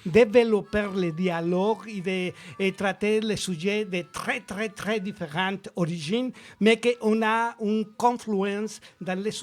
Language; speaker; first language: French; non-native, learner; Spanish